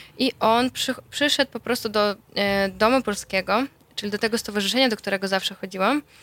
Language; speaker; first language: Polish; non-native, fluent; Russian